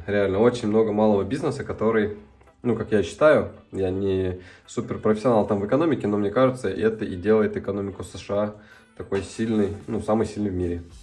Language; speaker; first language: Russian; native; Russian